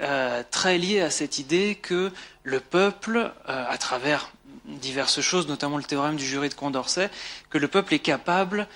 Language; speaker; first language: French; native; French